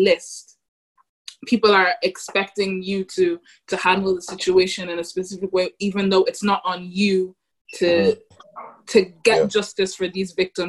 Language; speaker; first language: English; native; English